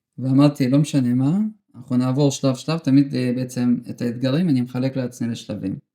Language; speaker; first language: Hebrew; early bilingual, other home language; Russian